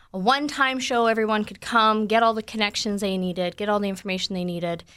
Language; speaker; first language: English; native; English